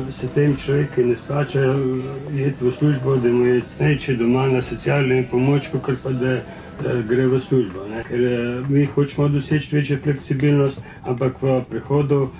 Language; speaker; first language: Slovenian; native; Slovenian